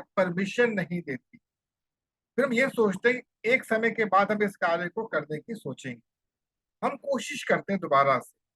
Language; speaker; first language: Hindi; native; Hindi